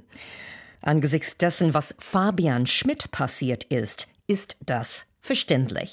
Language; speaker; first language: German; non-native, fluent; English